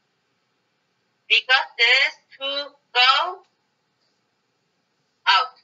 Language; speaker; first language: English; non-native, learner; Persian